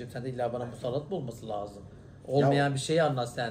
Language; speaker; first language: Turkish; native; Turkish